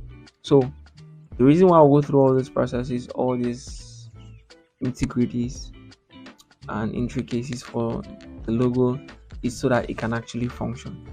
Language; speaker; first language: English; non-native, local second language; Yoruba